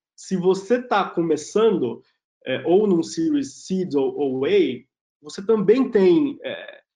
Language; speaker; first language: Portuguese; native; Portuguese